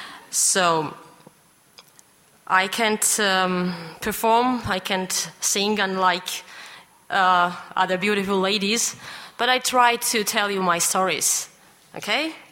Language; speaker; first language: English; non-native, fluent; Georgian